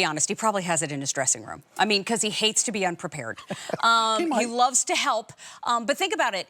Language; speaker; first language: English; native; English